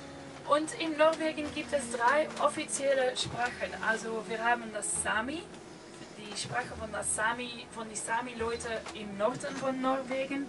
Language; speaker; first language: German; non-native, fluent; Norwegian